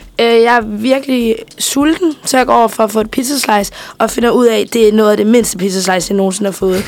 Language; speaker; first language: Danish; early bilingual, other home language; Spanish